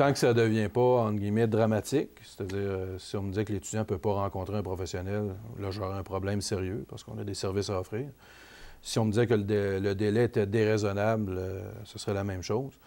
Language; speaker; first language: French; native; French